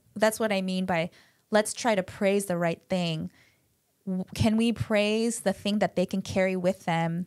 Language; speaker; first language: English; early bilingual, other home language; Korean